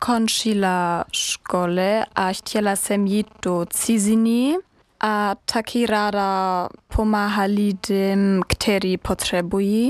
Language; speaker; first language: Czech; non-native, learner; German